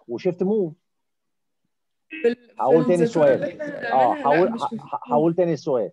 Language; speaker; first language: Arabic; native; Arabic